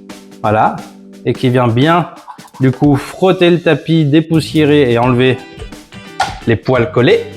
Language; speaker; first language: French; native; French